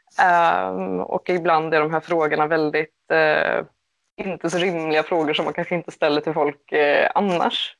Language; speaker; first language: Swedish; native; Swedish